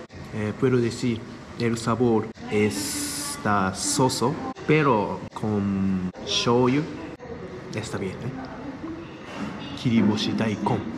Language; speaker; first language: Spanish; non-native, fluent; Japanese